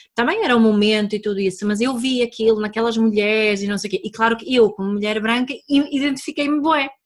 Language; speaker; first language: Portuguese; early bilingual, other home language; Swedish